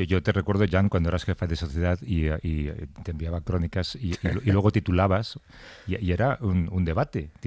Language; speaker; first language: Spanish; native; Spanish